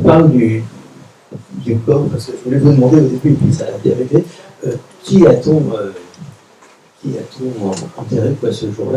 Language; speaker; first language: French; native; French